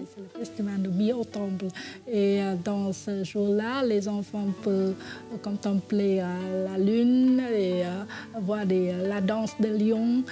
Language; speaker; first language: French; non-native, fluent; Vietnamese